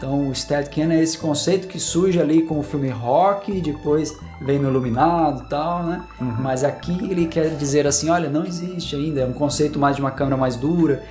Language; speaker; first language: Portuguese; native; Portuguese